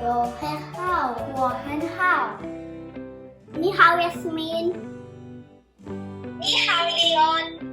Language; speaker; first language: Chinese; non-native, learner; English